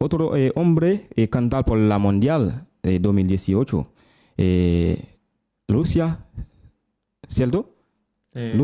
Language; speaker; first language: Spanish; non-native, learner; Haitian Creole